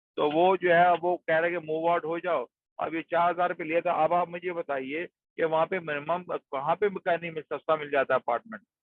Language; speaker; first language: Urdu; native; Urdu